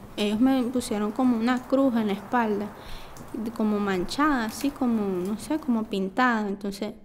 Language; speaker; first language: Spanish; native; Spanish